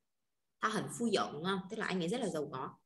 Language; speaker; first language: Vietnamese; native; Vietnamese